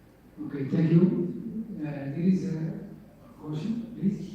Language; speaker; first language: English; non-native, fluent; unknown